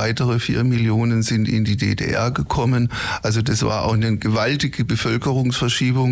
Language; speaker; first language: German; native; German